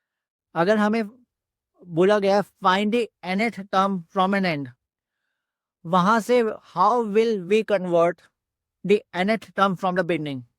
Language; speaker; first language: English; non-native, local second language; Hindi